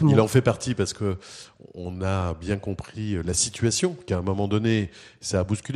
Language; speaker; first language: French; native; French